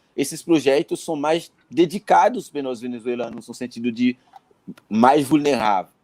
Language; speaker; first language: Portuguese; non-native, fluent; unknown